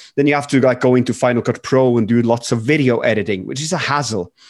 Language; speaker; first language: English; non-native, fluent; Norwegian